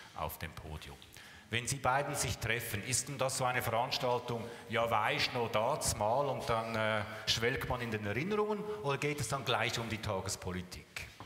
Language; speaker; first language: German; native; German